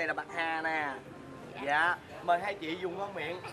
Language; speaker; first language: Vietnamese; native; Vietnamese